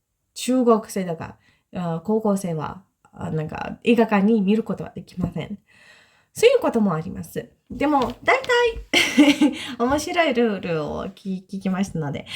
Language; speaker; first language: Japanese; non-native, fluent; Ukrainian